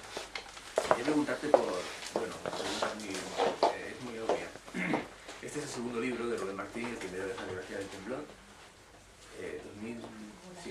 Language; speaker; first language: Spanish; native; Spanish